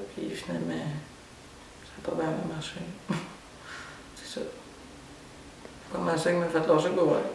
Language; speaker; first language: French; native; French